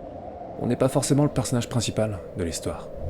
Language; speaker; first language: French; native; French